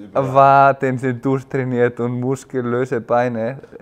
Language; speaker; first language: German; non-native, learner; Icelandic